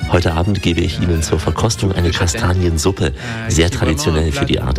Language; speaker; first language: German; native; German